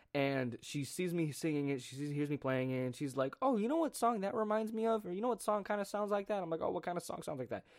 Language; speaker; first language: English; native; English